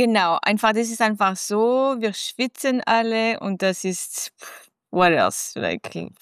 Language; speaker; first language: German; non-native, local second language; French